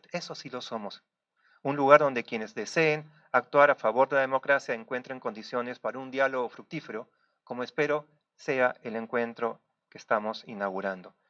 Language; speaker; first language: Spanish; native; Spanish